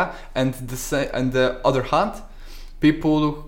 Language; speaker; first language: English; non-native, learner; Polish